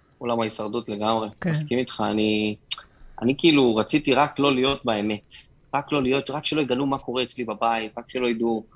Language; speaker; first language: Hebrew; native; Hebrew